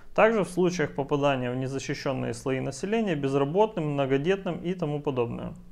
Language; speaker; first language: Russian; native; Russian